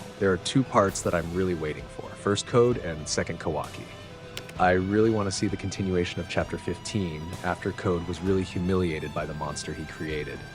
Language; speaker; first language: English; non-native, fluent; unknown